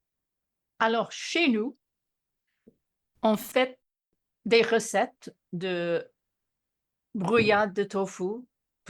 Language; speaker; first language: French; non-native, fluent; English